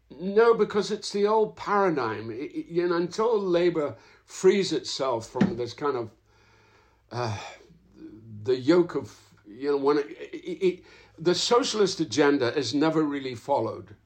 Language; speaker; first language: English; native; English